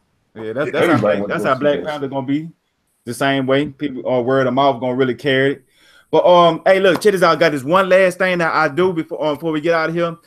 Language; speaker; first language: English; native; English